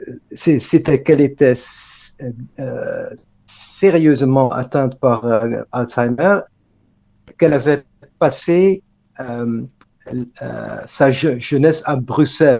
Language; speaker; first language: French; non-native, fluent; Dutch